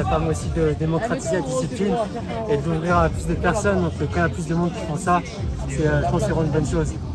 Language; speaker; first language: French; early bilingual, other home language; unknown